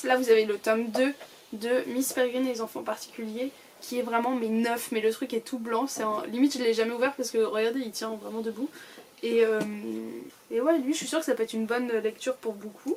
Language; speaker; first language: French; native; French